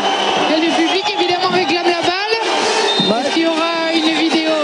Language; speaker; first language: French; native; French